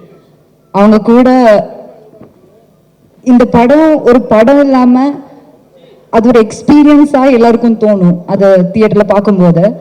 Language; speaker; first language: Tamil; non-native, fluent; Malayalam